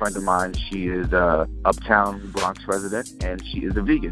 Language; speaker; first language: English; native; English